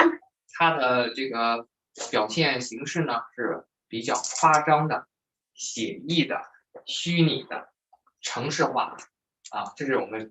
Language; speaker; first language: Chinese; native; Chinese